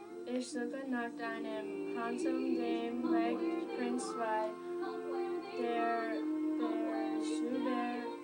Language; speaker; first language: German; non-native, learner; English